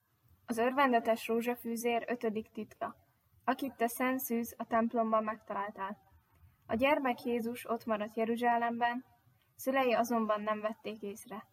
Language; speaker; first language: Hungarian; native; Hungarian